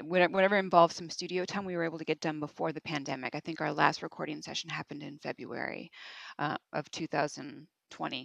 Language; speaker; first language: English; native; English